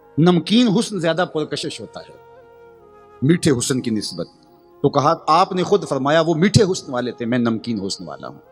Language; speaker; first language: Urdu; non-native, local second language; Punjabi